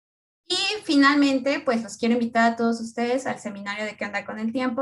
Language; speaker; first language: Spanish; native; Spanish